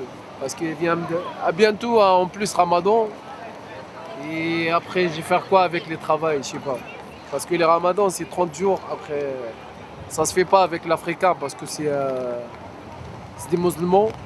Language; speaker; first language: French; non-native, learner; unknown